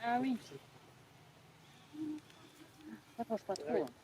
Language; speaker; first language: French; native; French